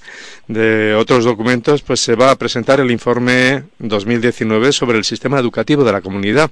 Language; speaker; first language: Spanish; native; Spanish